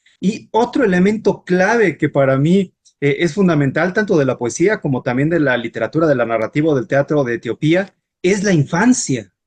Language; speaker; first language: Spanish; native; Spanish